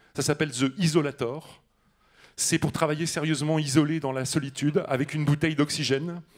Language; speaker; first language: French; native; French